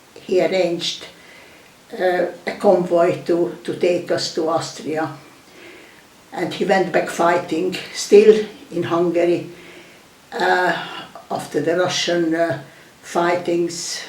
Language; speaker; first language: English; non-native, fluent; Hungarian